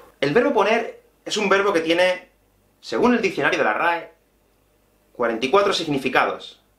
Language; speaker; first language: Spanish; native; Spanish